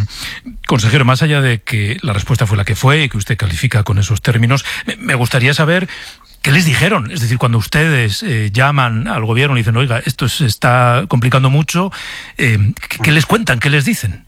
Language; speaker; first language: Spanish; native; Spanish